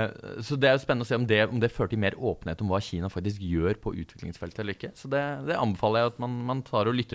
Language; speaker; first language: Norwegian; native; Norwegian